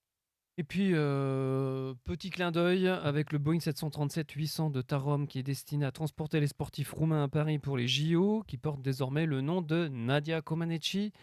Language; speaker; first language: French; native; French